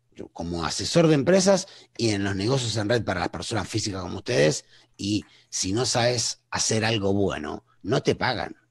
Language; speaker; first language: Spanish; native; Spanish